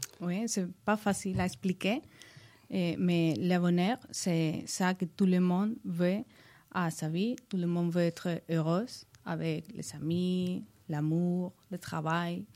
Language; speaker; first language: French; non-native, learner; Spanish